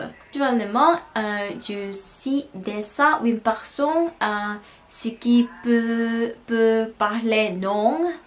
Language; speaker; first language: French; non-native, learner; Korean